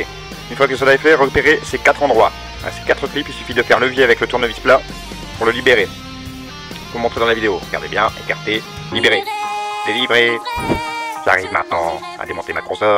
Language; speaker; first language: French; native; French